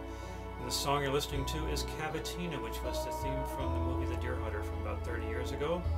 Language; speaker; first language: English; native; English